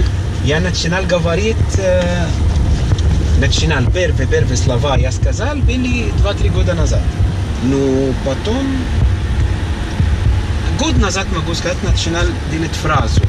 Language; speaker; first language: Russian; non-native, learner; Greek